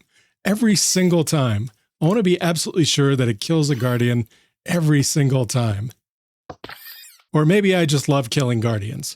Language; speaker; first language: English; native; English